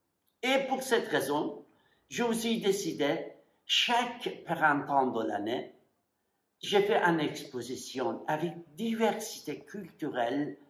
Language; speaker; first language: French; non-native, fluent; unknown